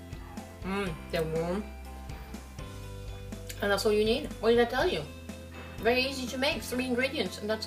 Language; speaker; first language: English; non-native, fluent; French